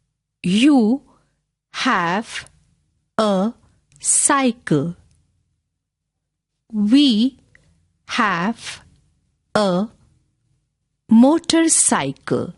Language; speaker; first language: English; non-native, fluent; Marathi